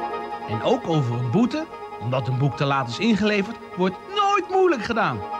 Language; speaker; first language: Dutch; native; Dutch